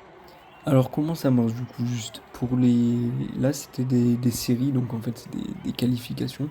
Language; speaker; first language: French; native; French